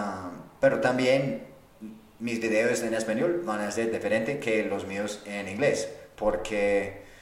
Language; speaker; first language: Spanish; non-native, fluent; English